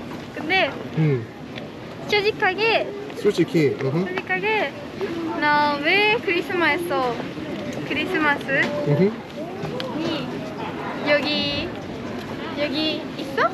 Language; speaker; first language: Korean; non-native, learner; Japanese